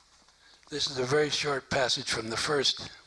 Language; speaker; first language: English; native; English